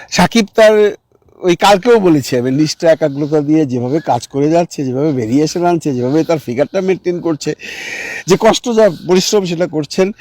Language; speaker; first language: Bangla; native; Bangla